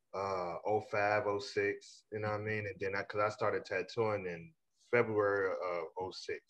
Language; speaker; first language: English; native; English